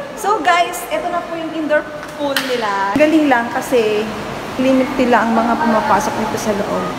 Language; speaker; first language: Filipino; native; Filipino